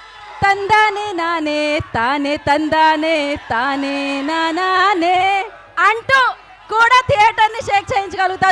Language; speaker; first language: Telugu; native; Telugu